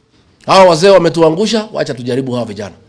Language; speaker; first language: Swahili; non-native, local second language; Kikuyu